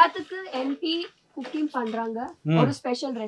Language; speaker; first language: Tamil; non-native, learner; Telugu